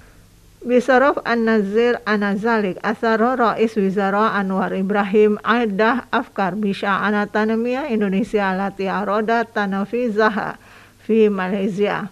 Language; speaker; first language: Arabic; non-native, fluent; Indonesian